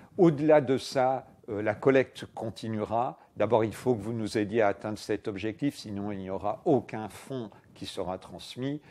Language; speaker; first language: French; native; French